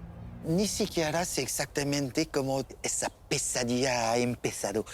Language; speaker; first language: Spanish; non-native, learner; French